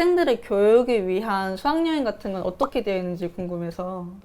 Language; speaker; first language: Korean; native; Korean